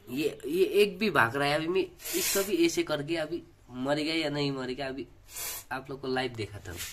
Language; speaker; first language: Hindi; non-native, local second language; Nepali